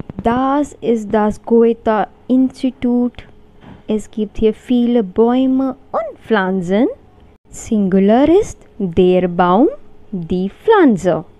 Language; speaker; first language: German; non-native, learner; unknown